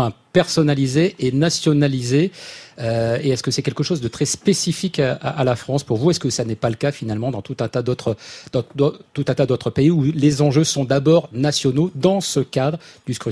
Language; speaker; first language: French; native; French